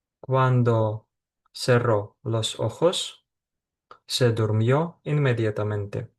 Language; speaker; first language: Spanish; non-native, fluent; Ukrainian